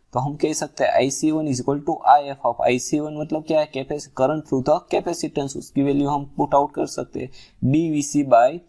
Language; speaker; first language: Hindi; non-native, local second language; Gujarati